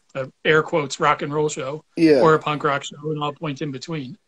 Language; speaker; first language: English; native; English